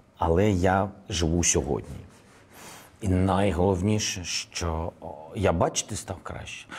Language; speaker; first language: Ukrainian; non-native, local second language; Russian